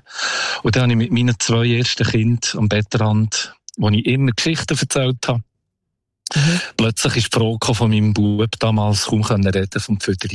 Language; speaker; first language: German; native; German